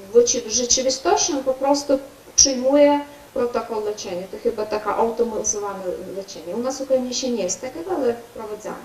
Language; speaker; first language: Polish; non-native, learner; Ukrainian